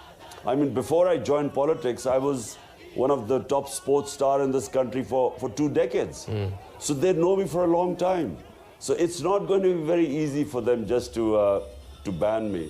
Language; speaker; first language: English; non-native, local second language; Urdu